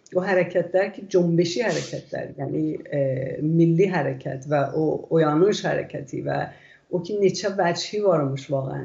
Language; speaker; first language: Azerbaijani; native; Azerbaijani